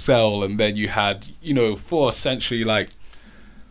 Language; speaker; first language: English; native; English